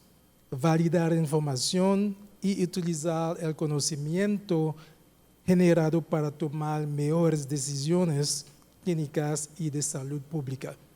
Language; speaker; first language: Spanish; non-native, fluent; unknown